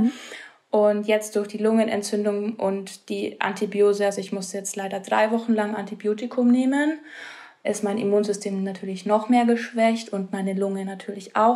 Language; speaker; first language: German; native; German